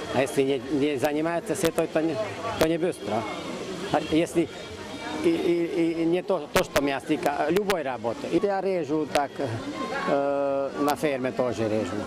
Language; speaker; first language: Russian; non-native, local second language; Hungarian